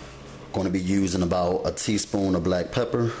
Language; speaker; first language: English; native; English